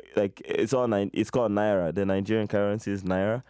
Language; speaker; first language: English; non-native, local second language; Igbo